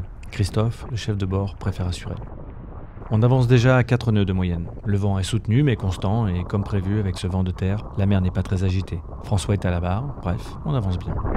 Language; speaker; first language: French; native; French